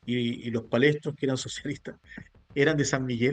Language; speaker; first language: Spanish; native; Spanish